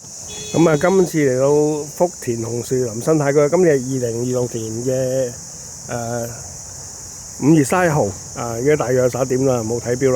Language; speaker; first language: Chinese; native; Chinese